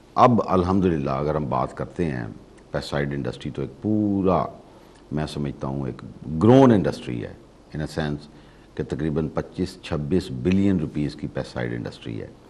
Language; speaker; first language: Urdu; non-native, local second language; Punjabi